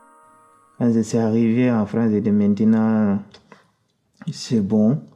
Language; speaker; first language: French; non-native, fluent; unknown